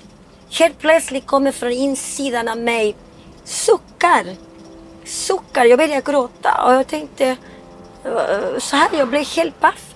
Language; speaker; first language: Swedish; non-native, fluent; Spanish